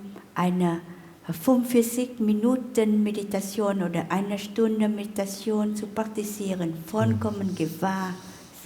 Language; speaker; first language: German; non-native, fluent; Vietnamese